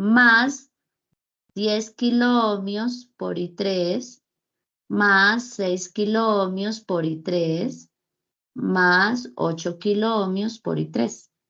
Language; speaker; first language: Spanish; native; Spanish